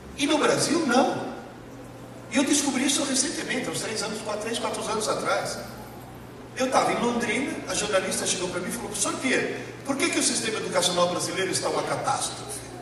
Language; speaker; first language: Portuguese; early bilingual, other home language; Italian